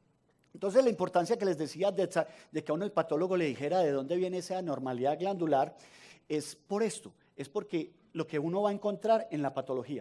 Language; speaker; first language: Spanish; native; Spanish